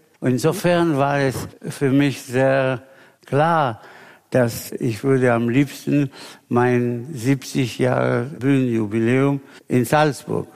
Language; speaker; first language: German; non-native, fluent; Spanish